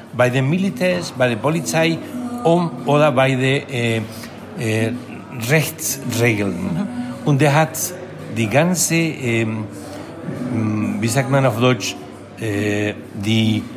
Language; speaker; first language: German; non-native, fluent; Spanish